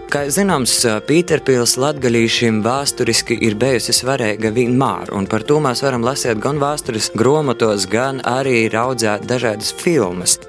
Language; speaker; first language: Latvian; native; Latvian